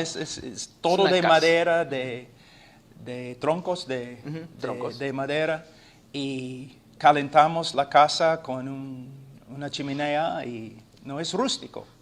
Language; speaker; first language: Spanish; non-native, fluent; English